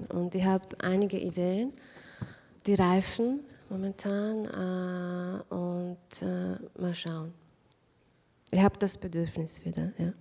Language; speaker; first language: German; non-native, fluent; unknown